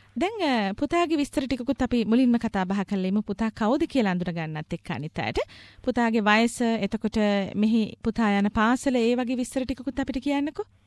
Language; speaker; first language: Sinhala; native; Sinhala